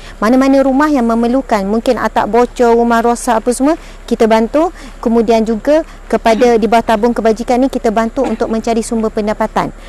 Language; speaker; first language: Malay; native; Malay